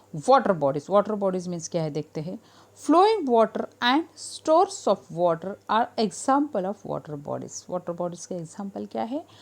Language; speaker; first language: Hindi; non-native, local second language; Marathi